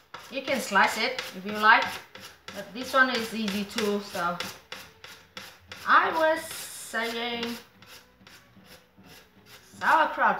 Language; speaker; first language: English; non-native, fluent; Vietnamese